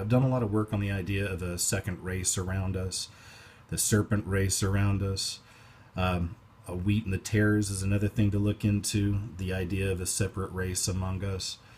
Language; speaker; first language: English; native; English